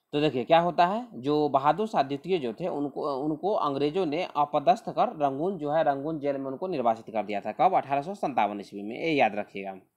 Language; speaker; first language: Hindi; native; Hindi